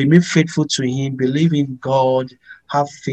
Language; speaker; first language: English; non-native, local second language; Yoruba